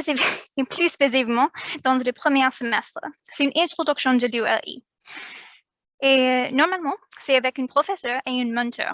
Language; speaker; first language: French; non-native, learner; English